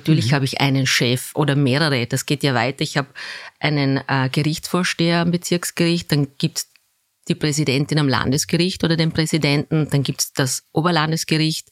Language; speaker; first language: German; early bilingual, other home language; Turkish